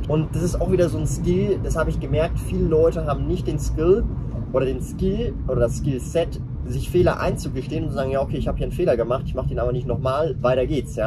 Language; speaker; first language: German; native; German